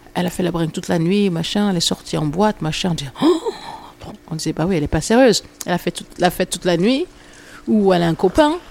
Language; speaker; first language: French; native; French